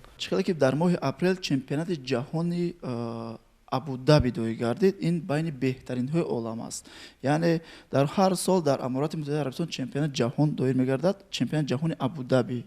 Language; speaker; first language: Tajik; native; Tajik